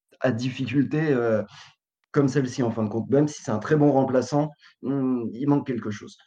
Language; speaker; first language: French; native; French